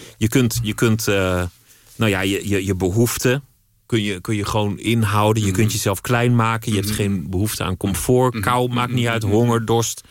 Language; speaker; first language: Dutch; native; Dutch